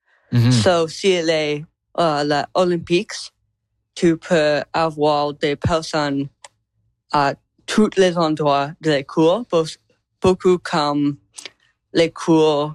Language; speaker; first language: French; non-native, learner; English